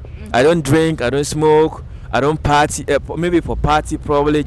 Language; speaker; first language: English; native; English